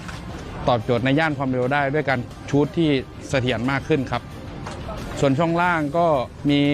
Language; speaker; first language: Thai; native; Thai